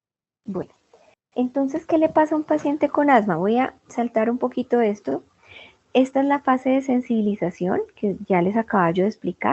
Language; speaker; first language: Spanish; native; Spanish